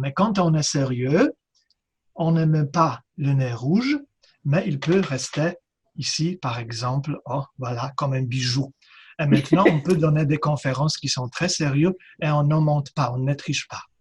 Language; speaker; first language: French; non-native, fluent; Polish